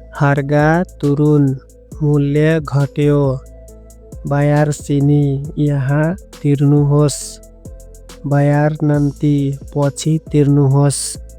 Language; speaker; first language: Nepali; native; Nepali